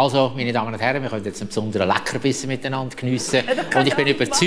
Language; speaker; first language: German; native; German